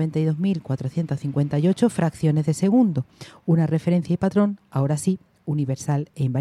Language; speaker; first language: Spanish; native; Spanish